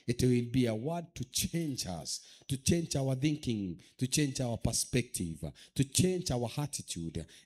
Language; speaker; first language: English; non-native, local second language; Swahili